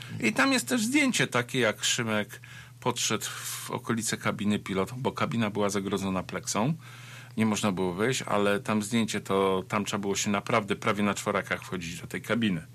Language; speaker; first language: Polish; native; Polish